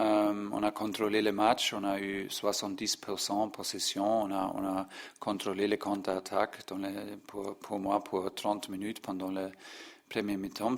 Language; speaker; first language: French; non-native, learner; German